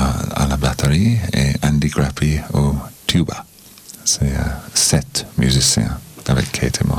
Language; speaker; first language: French; non-native, fluent; English